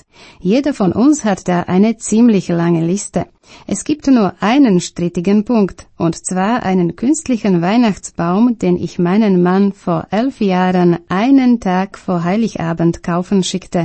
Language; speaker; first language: German; non-native, fluent; Slovak